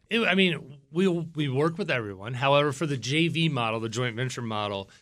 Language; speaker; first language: English; native; English